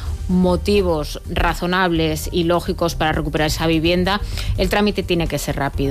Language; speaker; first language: Spanish; native; Spanish